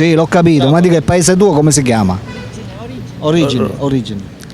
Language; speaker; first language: Italian; native; Italian